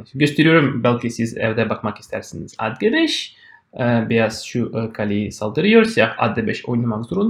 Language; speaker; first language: Turkish; non-native, fluent; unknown